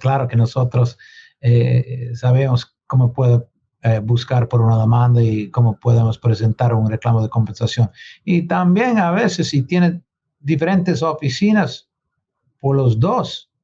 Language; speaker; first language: Spanish; non-native, learner; English